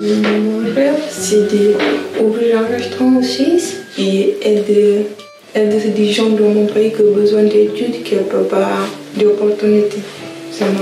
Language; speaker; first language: French; non-native, learner; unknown